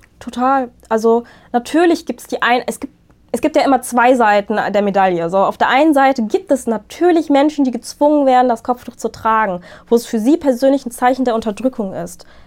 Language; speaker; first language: German; early bilingual, other home language; Arabic